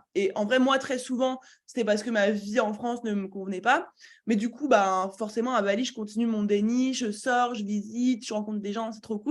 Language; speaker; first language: French; native; French